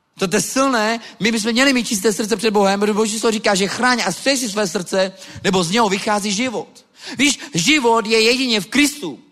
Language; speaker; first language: Czech; non-native, local second language; Romany